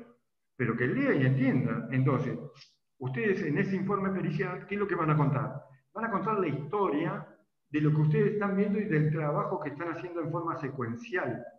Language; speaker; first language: Spanish; native; Spanish